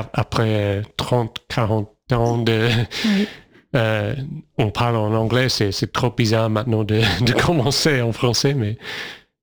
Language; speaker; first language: French; non-native, fluent; English